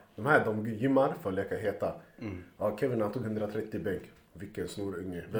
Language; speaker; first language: Swedish; early bilingual, other home language; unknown